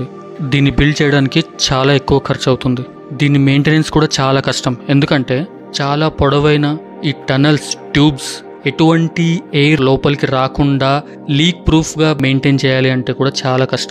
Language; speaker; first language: Telugu; native; Telugu